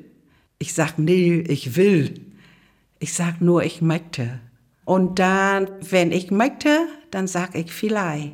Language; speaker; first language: German; non-native, learner; Vietnamese